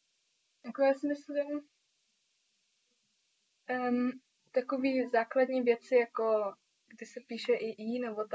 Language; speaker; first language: Czech; early bilingual, heritage; Czech